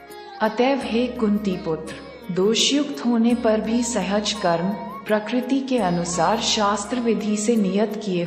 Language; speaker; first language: Hindi; native; Hindi